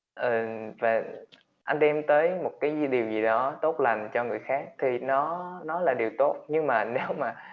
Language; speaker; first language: Vietnamese; native; Vietnamese